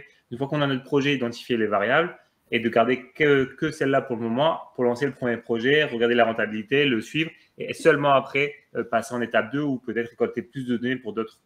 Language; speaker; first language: French; native; French